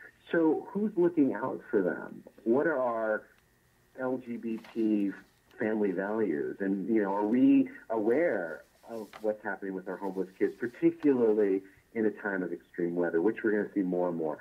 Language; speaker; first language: English; native; English